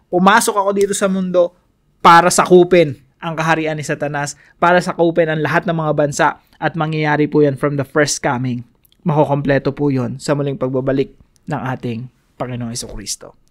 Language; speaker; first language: Filipino; native; Filipino